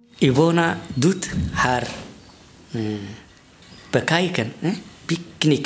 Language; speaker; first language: Dutch; non-native, learner; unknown